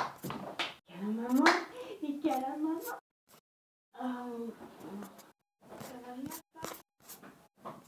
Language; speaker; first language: French; native; French